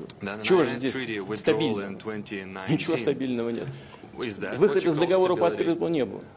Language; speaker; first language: Russian; native; Russian